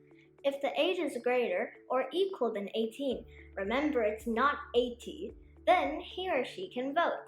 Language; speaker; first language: English; non-native, fluent; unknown